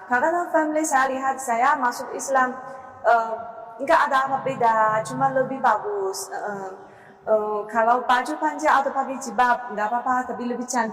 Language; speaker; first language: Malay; non-native, learner; Chinese